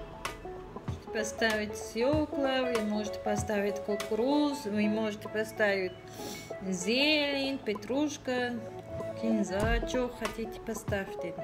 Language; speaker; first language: Russian; non-native, learner; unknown